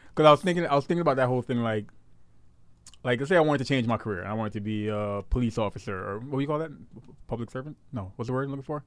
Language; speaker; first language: English; native; English